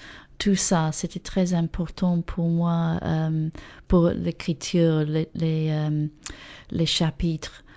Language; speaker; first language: French; non-native, learner; English